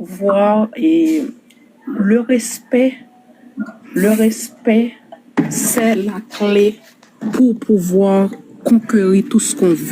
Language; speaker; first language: French; non-native, local second language; Haitian Creole